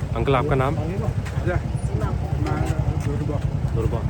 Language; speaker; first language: Hindi; non-native, fluent; Telugu